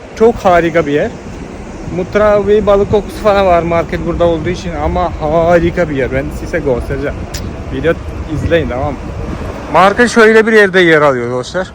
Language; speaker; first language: Turkish; non-native, fluent; Malayalam